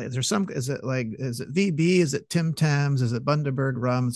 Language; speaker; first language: English; native; English